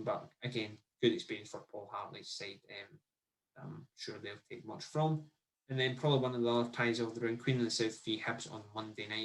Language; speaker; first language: English; native; English